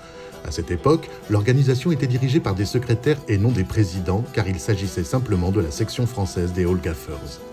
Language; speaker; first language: French; native; French